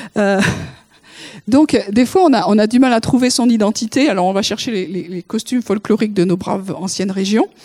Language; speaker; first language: French; native; French